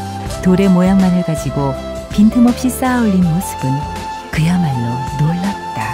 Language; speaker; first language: Korean; native; Korean